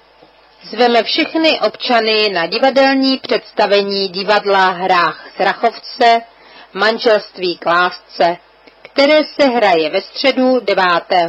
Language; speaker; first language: Czech; native; Czech